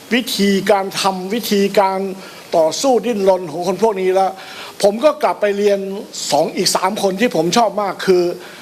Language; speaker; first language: Thai; native; Thai